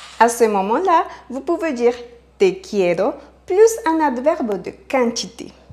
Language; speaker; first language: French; non-native, fluent; Spanish